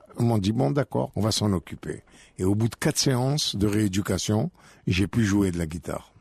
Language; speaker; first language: French; native; French